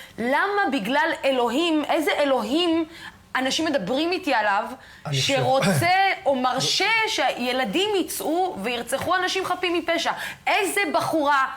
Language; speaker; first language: Hebrew; non-native, local second language; Arabic